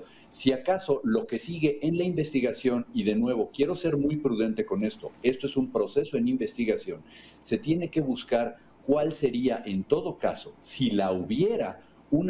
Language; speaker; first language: Spanish; native; Spanish